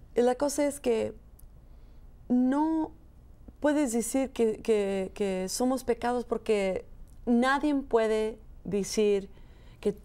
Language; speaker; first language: Spanish; early bilingual, heritage; Spanish